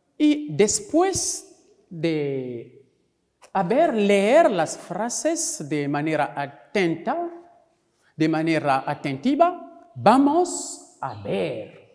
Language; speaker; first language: Spanish; non-native, local second language; French